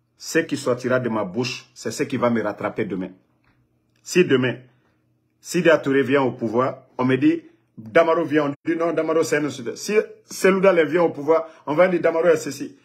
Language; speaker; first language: French; non-native, local second language; Mandingo